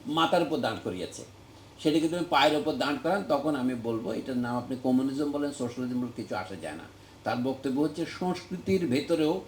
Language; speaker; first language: Bangla; native; Bangla